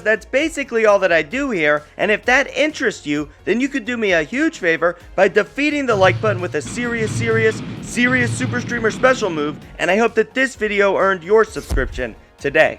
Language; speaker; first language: English; native; English